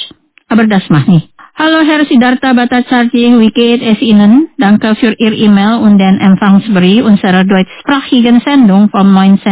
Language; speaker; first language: German; non-native, fluent; Indonesian